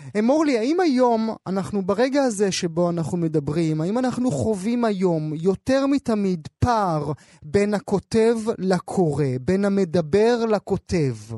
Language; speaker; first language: Hebrew; native; Hebrew